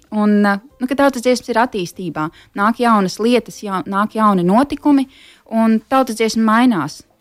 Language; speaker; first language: Latvian; native; Latvian